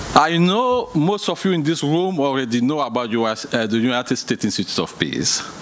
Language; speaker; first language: English; non-native, fluent; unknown